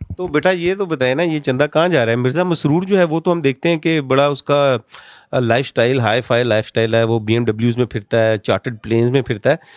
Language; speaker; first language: Urdu; native; Urdu